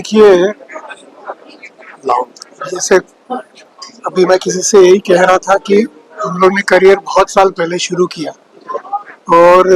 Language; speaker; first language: Hindi; native; Hindi